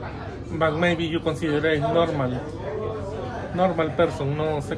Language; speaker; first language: English; non-native, learner; Spanish